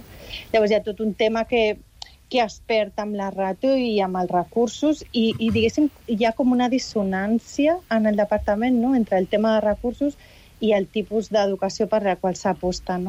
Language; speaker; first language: Catalan; native; Catalan